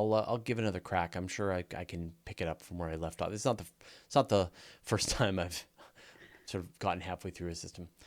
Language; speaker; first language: English; native; English